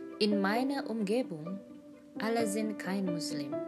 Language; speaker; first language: German; non-native, learner; Indonesian